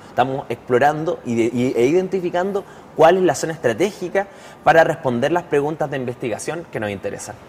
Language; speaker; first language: Spanish; native; Spanish